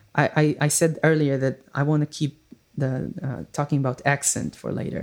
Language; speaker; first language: English; non-native, fluent; Hebrew